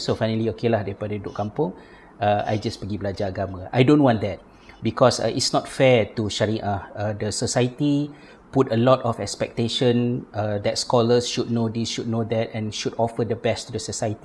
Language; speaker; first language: English; non-native, local second language; Malay